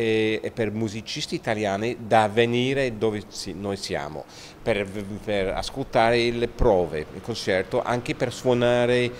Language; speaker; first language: Italian; non-native, fluent; English